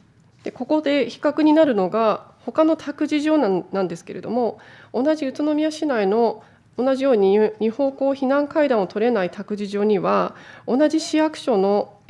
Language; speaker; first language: Japanese; native; Japanese